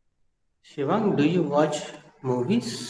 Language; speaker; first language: Hindi; native; Hindi